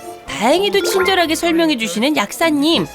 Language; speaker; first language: Korean; native; Korean